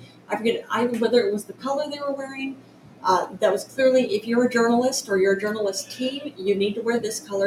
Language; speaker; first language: English; native; English